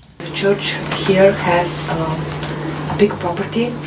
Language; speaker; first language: English; non-native, learner; Slovenian